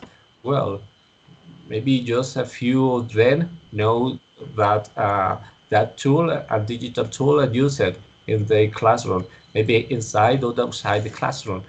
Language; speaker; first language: English; non-native, learner; Spanish